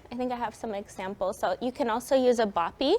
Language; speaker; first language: English; native; English